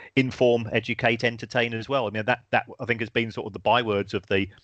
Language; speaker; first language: English; native; English